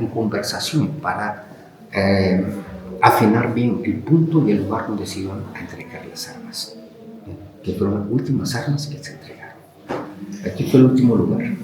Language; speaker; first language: Spanish; native; Spanish